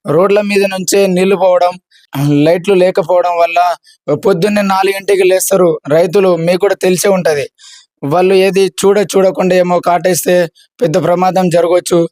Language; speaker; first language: Telugu; non-native, local second language; Lambadi